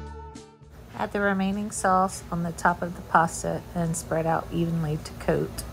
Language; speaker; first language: English; native; English